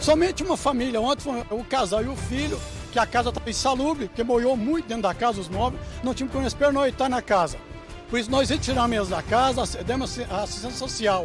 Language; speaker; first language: Portuguese; native; Portuguese